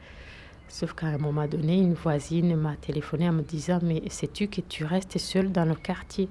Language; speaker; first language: French; non-native, local second language; Kinyarwanda